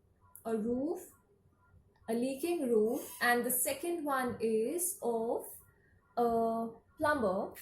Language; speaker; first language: English; non-native, local second language; Hindi